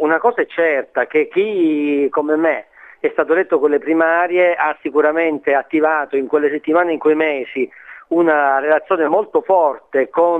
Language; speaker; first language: Italian; native; Italian